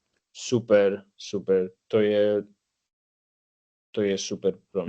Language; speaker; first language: Czech; non-native, learner; English